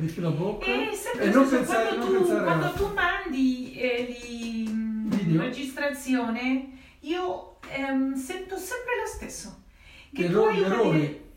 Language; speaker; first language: Italian; non-native, learner; Spanish